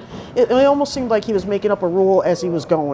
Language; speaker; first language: English; native; English